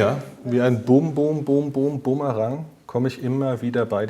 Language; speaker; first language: German; native; German